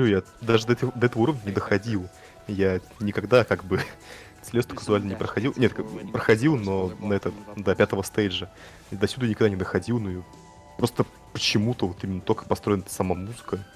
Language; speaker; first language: Russian; native; Russian